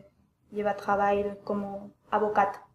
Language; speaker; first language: French; non-native, learner; Spanish